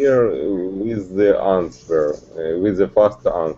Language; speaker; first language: English; non-native, learner; Russian